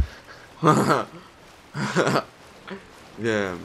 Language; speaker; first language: Polish; native; Polish